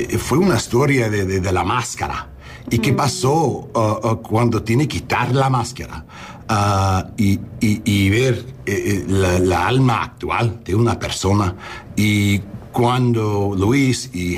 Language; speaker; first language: Spanish; non-native, learner; English